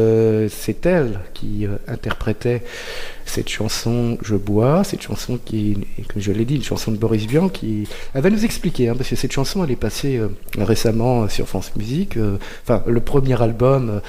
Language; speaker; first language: French; native; French